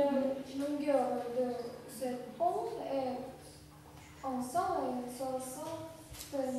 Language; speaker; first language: French; non-native, learner; Russian